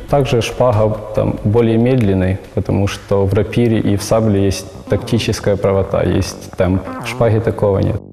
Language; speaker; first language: Russian; non-native, local second language; Ukrainian